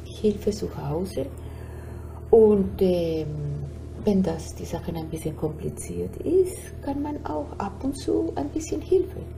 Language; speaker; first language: German; non-native, fluent; Spanish